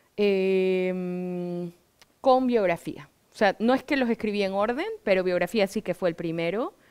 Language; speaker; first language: Spanish; native; Spanish